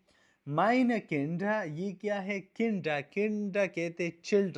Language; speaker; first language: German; non-native, fluent; Urdu